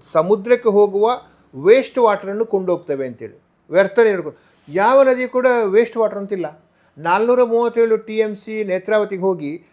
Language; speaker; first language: Kannada; non-native, local second language; Tulu